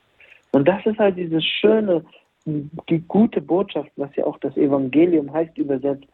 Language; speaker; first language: German; native; German